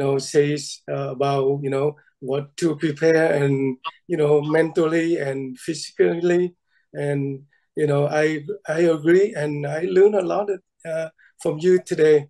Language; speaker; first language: English; non-native, fluent; Vietnamese